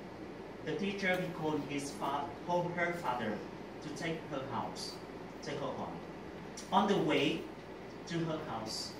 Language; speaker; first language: English; non-native, learner; Vietnamese